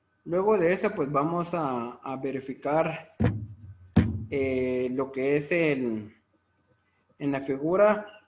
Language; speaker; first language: Spanish; native; Spanish